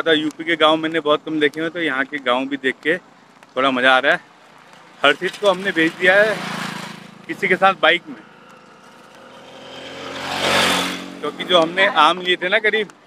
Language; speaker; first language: Hindi; native; Hindi